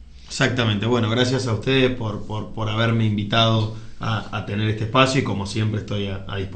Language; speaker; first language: Spanish; native; Spanish